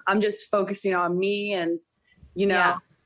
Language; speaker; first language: English; early bilingual, other home language; Italian